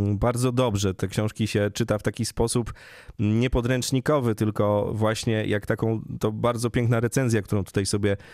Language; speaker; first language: Polish; native; Polish